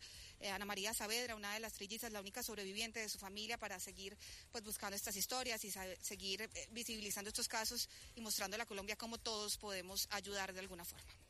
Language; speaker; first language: Spanish; native; Spanish